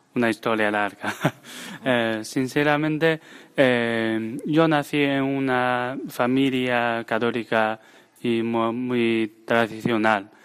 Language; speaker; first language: Spanish; non-native, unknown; Chinese